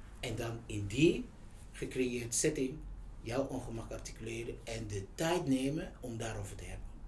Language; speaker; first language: Dutch; non-native, fluent; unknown